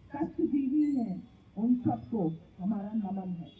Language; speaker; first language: Hindi; non-native, local second language; Telugu